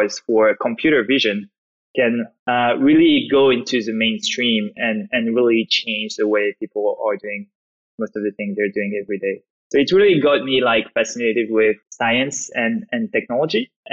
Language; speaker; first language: English; non-native, fluent; French